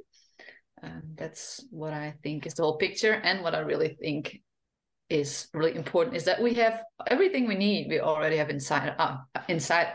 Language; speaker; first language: English; non-native, fluent; Western Frisian